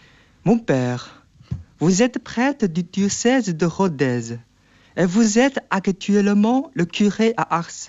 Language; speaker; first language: French; non-native, fluent; Chinese